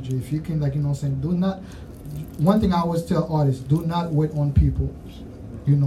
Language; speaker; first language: English; non-native, fluent; Haitian Creole